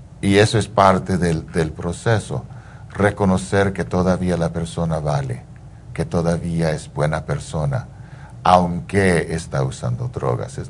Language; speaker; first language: Spanish; early bilingual, heritage; Spanish